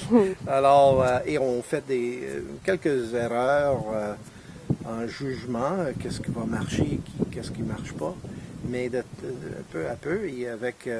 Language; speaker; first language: French; non-native, fluent; English